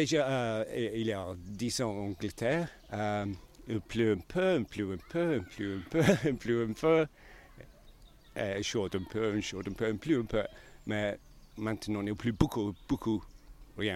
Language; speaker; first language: French; non-native, learner; English